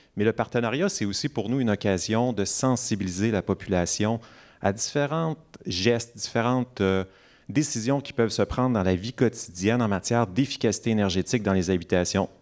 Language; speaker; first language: French; native; French